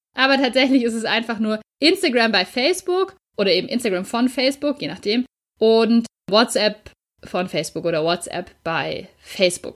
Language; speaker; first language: German; native; German